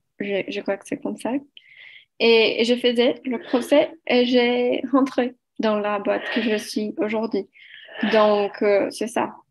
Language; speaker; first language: French; non-native, learner; Portuguese